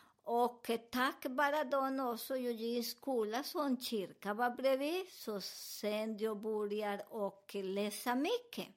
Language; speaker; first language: Swedish; non-native, learner; Spanish